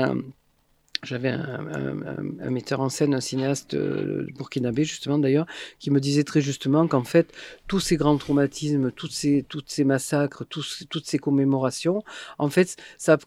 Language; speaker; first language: French; native; French